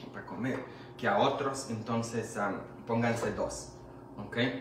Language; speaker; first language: Spanish; non-native, fluent; Polish